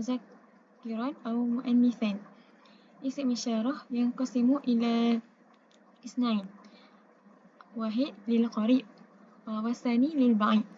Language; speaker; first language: Arabic; non-native, learner; Malay